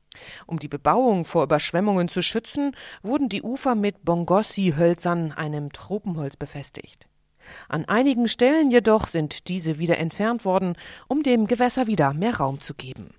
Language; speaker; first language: German; native; German